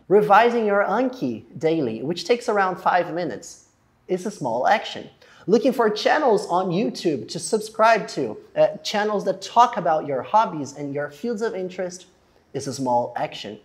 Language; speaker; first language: English; non-native, fluent; Portuguese